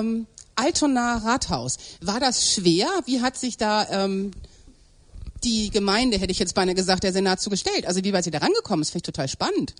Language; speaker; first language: German; native; German